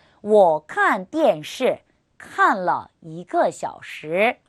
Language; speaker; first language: Chinese; non-native, fluent; Korean